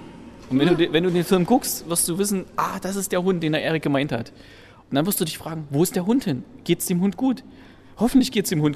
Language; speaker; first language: German; native; German